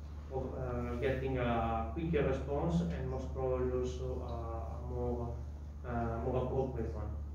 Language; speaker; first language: English; non-native, fluent; Italian